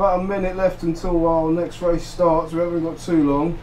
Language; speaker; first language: English; native; English